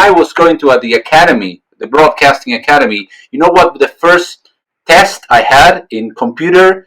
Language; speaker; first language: English; non-native, fluent; Spanish